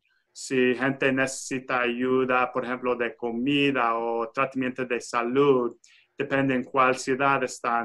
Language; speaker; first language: Spanish; non-native, fluent; English